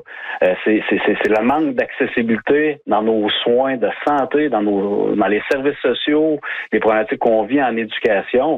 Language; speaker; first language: French; native; French